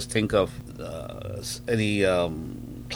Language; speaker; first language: English; non-native, local second language; Bangla